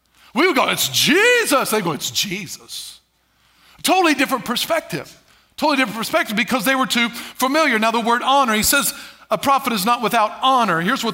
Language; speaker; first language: English; native; English